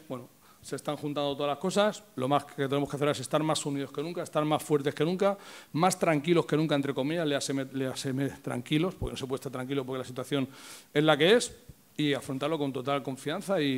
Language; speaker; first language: Spanish; native; Spanish